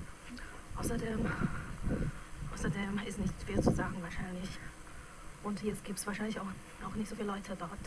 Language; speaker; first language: German; non-native, fluent; Chinese